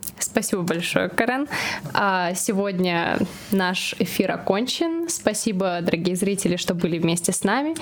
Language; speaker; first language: Russian; non-native, local second language; Armenian